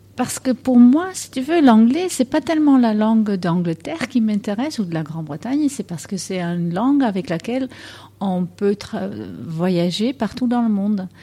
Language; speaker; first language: French; non-native, fluent; Dutch